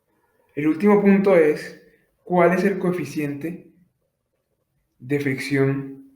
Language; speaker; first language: Spanish; native; Spanish